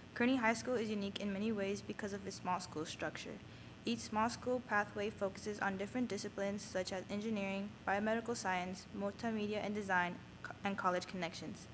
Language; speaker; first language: English; non-native, fluent; Spanish